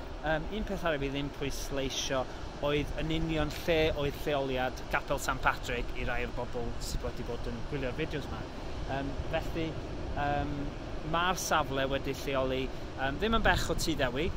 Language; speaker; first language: Welsh; native; Welsh